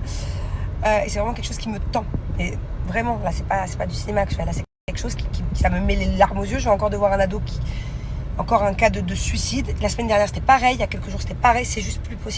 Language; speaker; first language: French; native; French